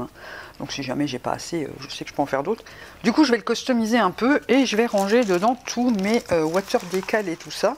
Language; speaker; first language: French; native; French